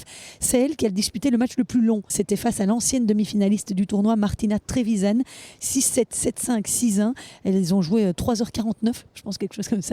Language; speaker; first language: French; native; French